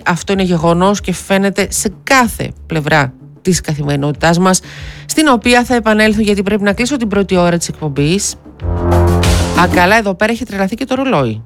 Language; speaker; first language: Greek; native; Greek